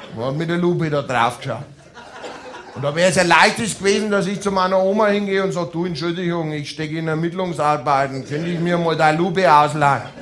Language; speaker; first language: German; native; German